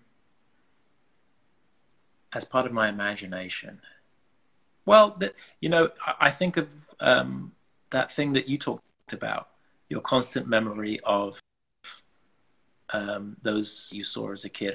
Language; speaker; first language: English; native; English